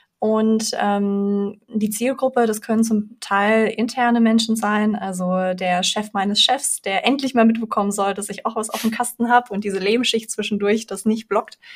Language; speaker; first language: German; early bilingual, other home language; Russian